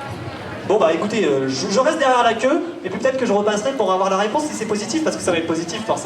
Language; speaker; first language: French; native; French